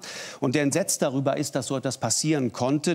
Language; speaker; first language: German; native; German